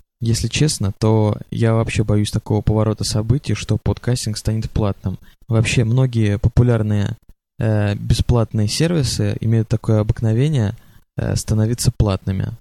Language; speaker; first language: Russian; native; Russian